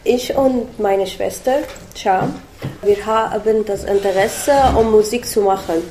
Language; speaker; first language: German; non-native, learner; Arabic